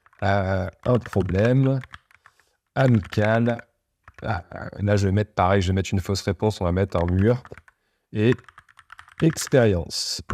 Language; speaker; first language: French; native; French